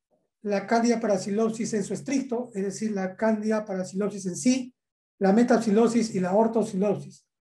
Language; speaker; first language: Spanish; native; Spanish